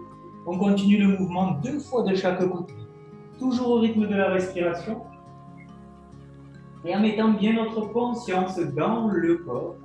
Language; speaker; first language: French; native; French